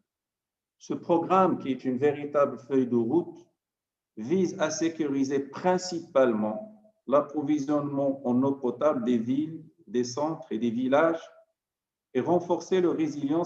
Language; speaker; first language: French; non-native, local second language; Arabic